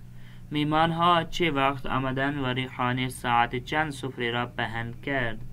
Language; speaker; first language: Persian; non-native, fluent; Urdu